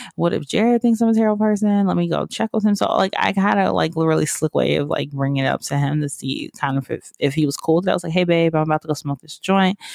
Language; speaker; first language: English; native; English